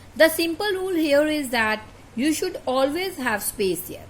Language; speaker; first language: English; non-native, local second language; Punjabi